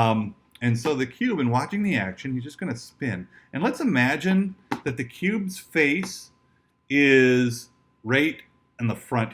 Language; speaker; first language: English; native; English